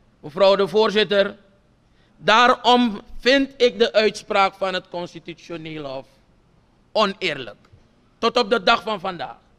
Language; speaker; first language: Dutch; non-native, local second language; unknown